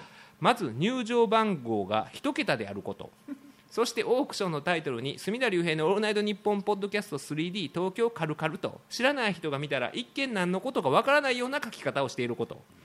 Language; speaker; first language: Japanese; native; Japanese